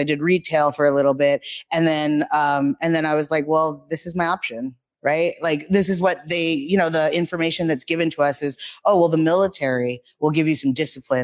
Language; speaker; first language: English; native; English